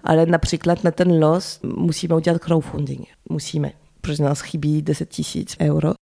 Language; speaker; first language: Czech; early bilingual, heritage; French